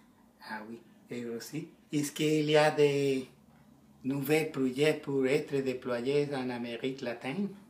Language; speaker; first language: French; non-native, learner; Spanish